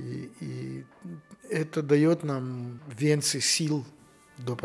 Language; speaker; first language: Polish; non-native, learner; Ukrainian